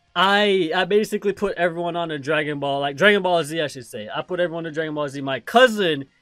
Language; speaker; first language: English; non-native, local second language; Jamaican Creole English